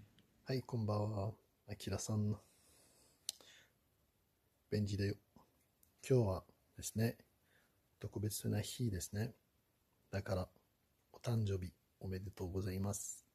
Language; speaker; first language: Japanese; non-native, fluent; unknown